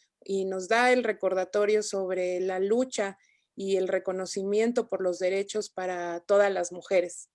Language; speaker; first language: Spanish; native; Spanish